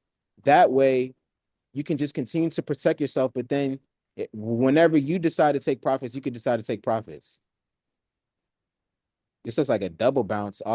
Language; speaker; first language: English; native; English